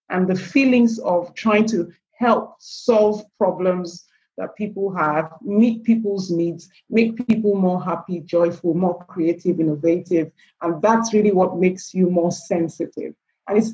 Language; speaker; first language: English; non-native, local second language; Yoruba